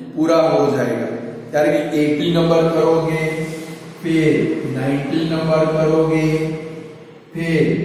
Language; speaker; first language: Hindi; non-native, local second language; Gujarati